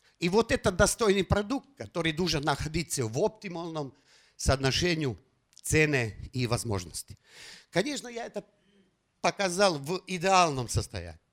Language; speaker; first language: Russian; non-native, fluent; Slovenian